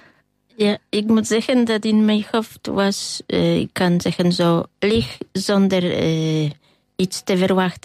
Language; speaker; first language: Dutch; non-native, learner; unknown